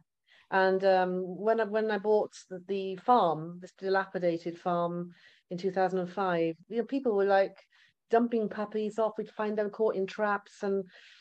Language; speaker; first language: English; native; English